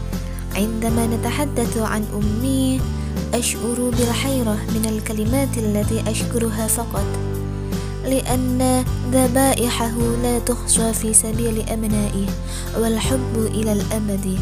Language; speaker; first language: Arabic; non-native, learner; Indonesian